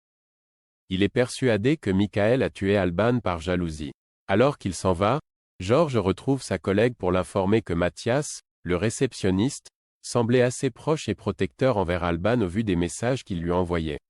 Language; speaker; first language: French; native; French